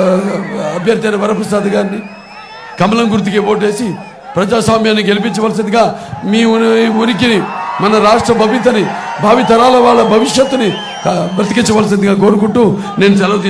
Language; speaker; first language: Telugu; native; Telugu